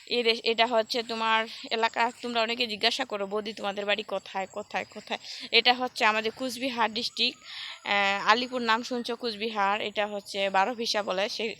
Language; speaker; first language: Bangla; non-native, local second language; Rangpuri